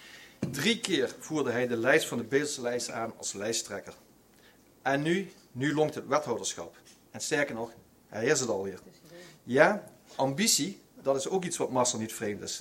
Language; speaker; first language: Dutch; native; Dutch